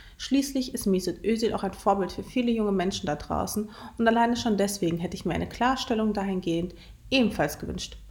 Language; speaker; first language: German; early bilingual, other home language; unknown